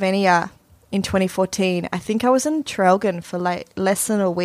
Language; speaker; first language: English; native; English